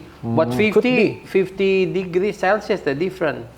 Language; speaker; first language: English; non-native, fluent; Indonesian